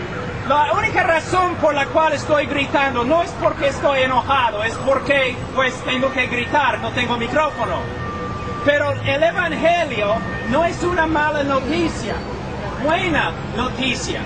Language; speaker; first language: Spanish; non-native, fluent; English